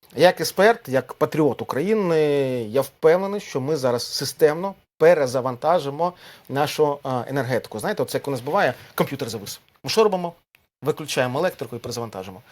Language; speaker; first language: Ukrainian; native; Ukrainian